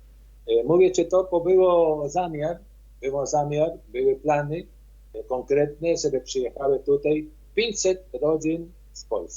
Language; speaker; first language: Polish; early bilingual, heritage; Polish